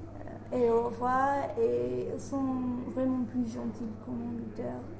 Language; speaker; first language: French; non-native, learner; English